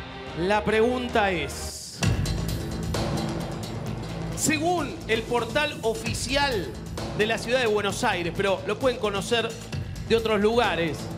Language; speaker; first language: Spanish; native; Spanish